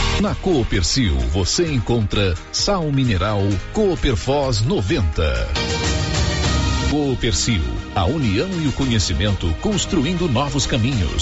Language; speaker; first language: Portuguese; native; Portuguese